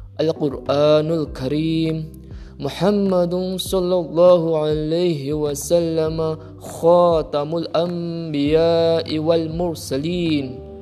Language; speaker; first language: Arabic; non-native, learner; Indonesian